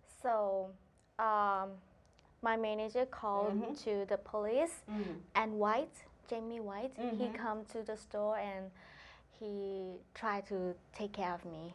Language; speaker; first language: English; non-native, learner; Thai